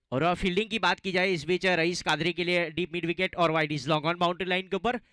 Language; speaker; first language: Hindi; non-native, local second language; Gujarati